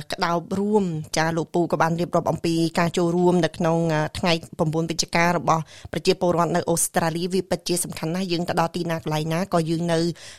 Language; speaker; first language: Khmer; native; Khmer